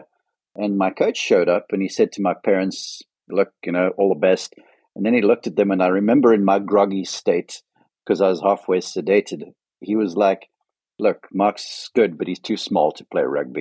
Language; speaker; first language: English; native; English